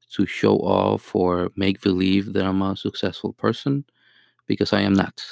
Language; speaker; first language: English; non-native, fluent; Spanish